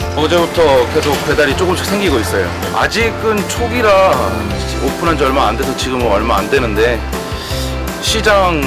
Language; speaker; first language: Korean; native; Korean